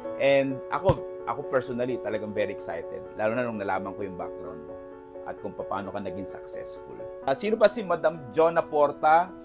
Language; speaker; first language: Filipino; native; Filipino